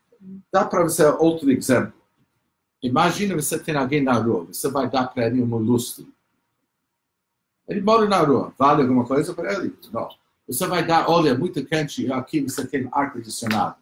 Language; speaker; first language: Portuguese; non-native, fluent; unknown